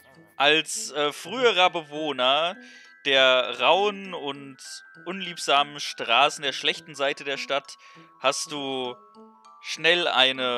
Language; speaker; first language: German; native; German